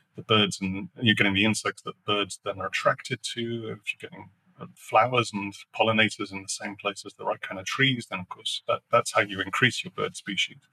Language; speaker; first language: English; native; English